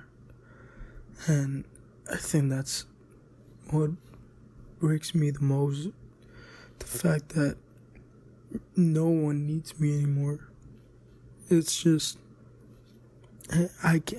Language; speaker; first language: English; native; English